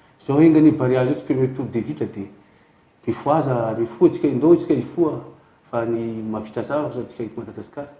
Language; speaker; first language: Malagasy; native; Malagasy